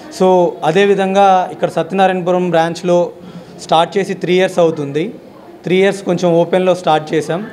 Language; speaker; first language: Telugu; native; Telugu